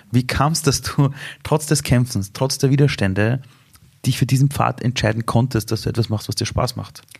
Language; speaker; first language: German; early bilingual, other home language; Persian